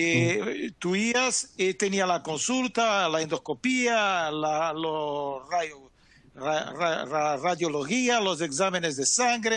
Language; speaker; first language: Spanish; non-native, fluent; Portuguese